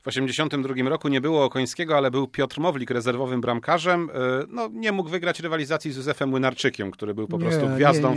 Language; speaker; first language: Polish; native; Polish